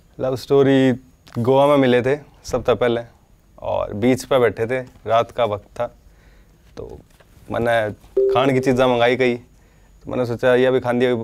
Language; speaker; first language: Hindi; native; Hindi